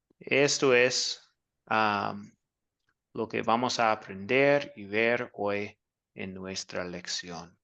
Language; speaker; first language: Spanish; non-native, learner; English